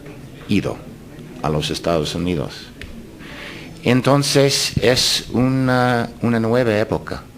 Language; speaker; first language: Spanish; non-native, fluent; English